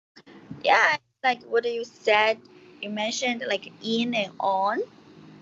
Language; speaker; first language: English; non-native, learner; Chinese